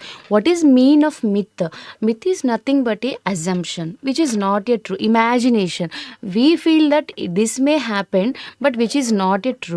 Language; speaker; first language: English; non-native, local second language; Telugu